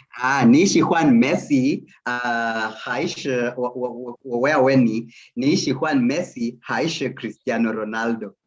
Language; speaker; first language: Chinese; non-native, fluent; Swahili